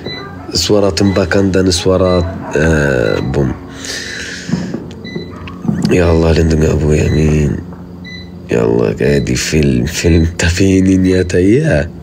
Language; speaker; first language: Indonesian; non-native, fluent; Arabic